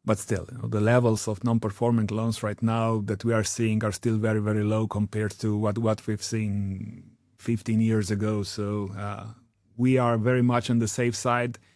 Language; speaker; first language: English; non-native, fluent; Slovenian